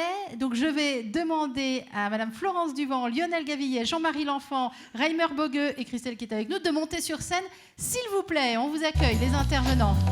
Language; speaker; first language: French; native; French